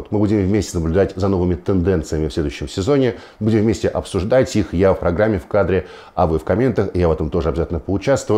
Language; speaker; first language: Russian; native; Russian